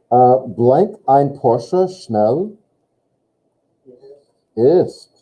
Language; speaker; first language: German; non-native, fluent; English